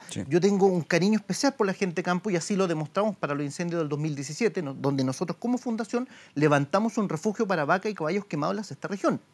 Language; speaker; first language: Spanish; native; Spanish